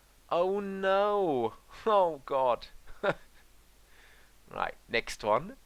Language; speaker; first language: English; non-native, fluent; German